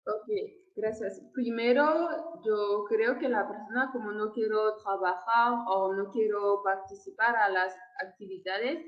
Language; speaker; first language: Spanish; non-native, learner; French